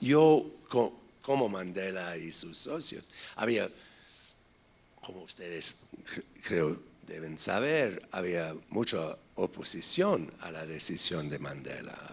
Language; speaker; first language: Spanish; non-native, fluent; English